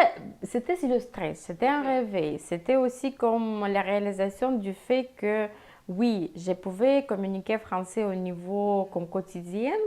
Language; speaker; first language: French; non-native, fluent; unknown